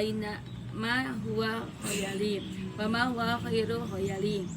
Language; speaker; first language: Arabic; non-native, learner; Indonesian